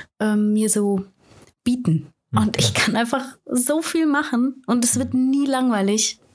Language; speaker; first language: German; native; German